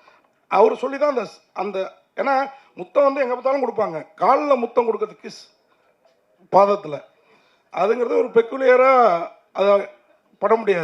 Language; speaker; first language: Tamil; native; Tamil